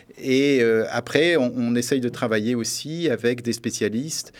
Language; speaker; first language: French; native; French